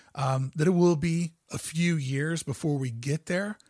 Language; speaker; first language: English; native; English